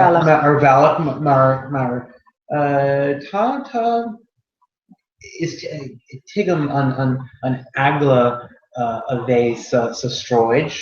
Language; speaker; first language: Irish; non-native, learner; English